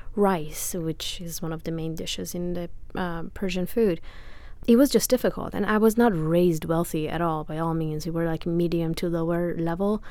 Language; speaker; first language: English; non-native, fluent; Persian